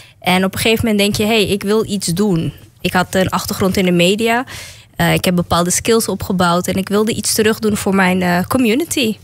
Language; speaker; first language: Dutch; native; Dutch